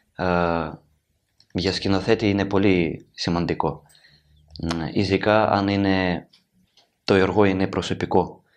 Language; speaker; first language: Greek; non-native, learner; Ukrainian